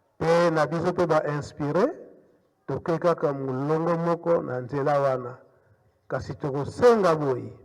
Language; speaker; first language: Lingala; non-native, local second language; Kongo